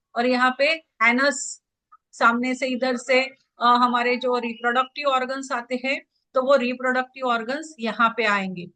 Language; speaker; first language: Hindi; non-native, local second language; Marathi